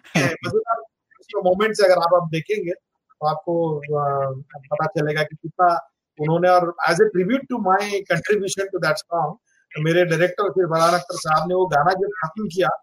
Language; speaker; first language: Hindi; non-native, local second language; Marathi